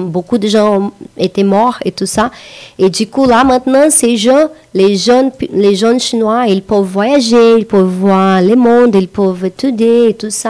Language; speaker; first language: French; non-native, fluent; Portuguese